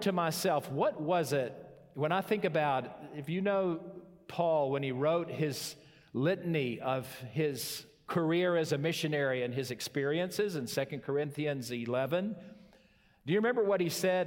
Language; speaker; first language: English; native; English